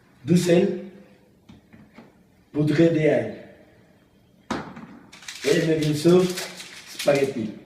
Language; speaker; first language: French; non-native, learner; Spanish